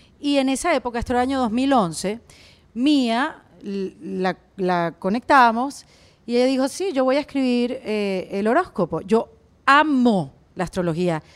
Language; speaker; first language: Spanish; native; Spanish